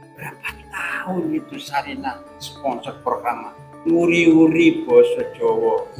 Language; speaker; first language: Indonesian; non-native, fluent; Javanese